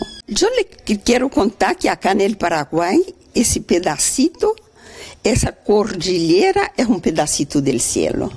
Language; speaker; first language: Spanish; non-native, fluent; Portuguese